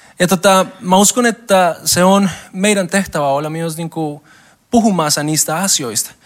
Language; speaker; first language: Finnish; non-native, learner; Spanish